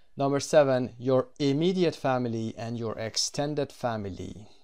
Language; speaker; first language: English; non-native, fluent; Persian